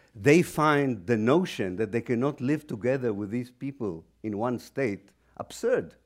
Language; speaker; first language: English; non-native, fluent; Hebrew